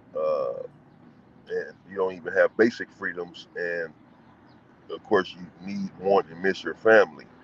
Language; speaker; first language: English; native; English